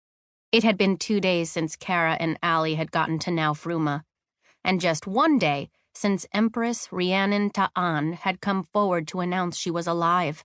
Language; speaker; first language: English; native; English